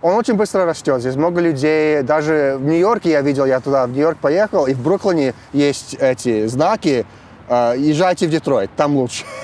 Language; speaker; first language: Russian; early bilingual, heritage; English